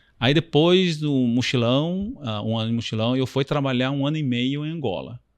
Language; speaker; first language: Portuguese; non-native, fluent; Chinese